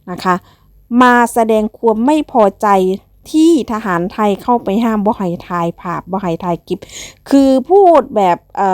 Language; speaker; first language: Thai; non-native, local second language; Northeastern Thai